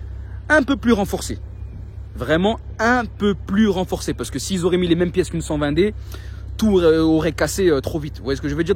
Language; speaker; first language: French; native; French